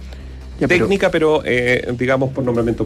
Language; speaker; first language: Spanish; native; Spanish